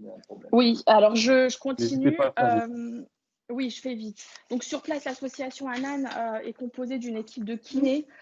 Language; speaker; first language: French; native; French